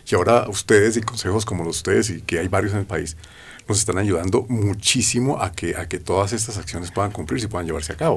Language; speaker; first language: Spanish; native; Spanish